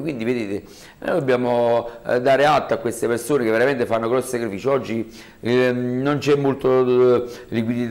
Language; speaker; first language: Italian; native; Italian